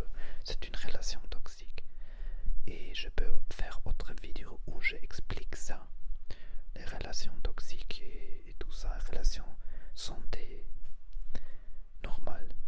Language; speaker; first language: French; non-native, learner; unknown